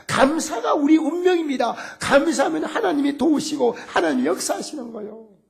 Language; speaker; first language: Korean; native; Korean